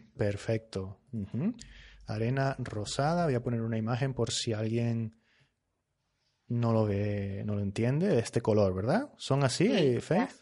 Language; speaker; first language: Spanish; native; Spanish